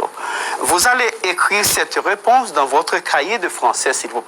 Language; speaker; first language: French; non-native, fluent; Spanish